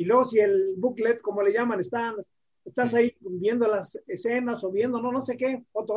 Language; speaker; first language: Spanish; native; Spanish